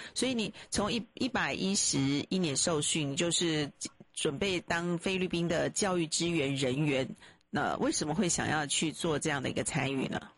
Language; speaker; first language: Chinese; native; Chinese